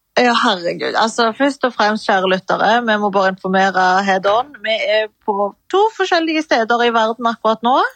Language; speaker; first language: Norwegian; early bilingual, other home language; Arabic